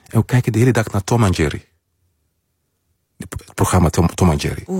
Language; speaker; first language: Dutch; non-native, learner; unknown